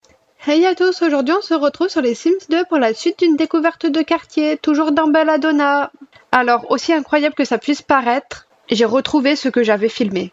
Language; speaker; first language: French; native; French